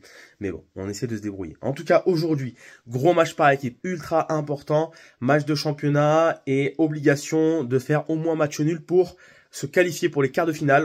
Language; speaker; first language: French; native; French